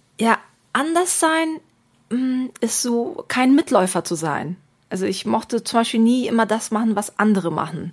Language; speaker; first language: German; early bilingual, other home language; Turkish